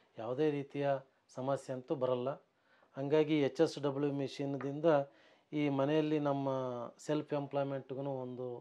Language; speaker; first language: Kannada; native; Kannada